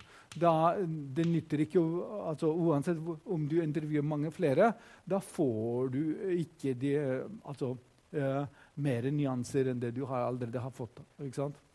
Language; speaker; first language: Norwegian; non-native, fluent; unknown